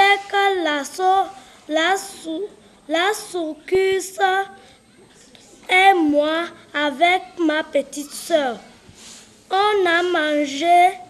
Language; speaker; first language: French; non-native, learner; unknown